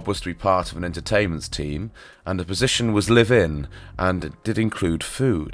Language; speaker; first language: English; native; English